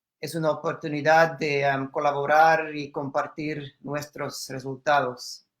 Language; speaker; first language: Spanish; non-native, fluent; German